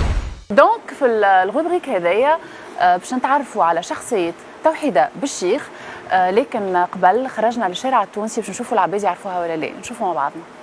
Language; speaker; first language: Arabic; native; Arabic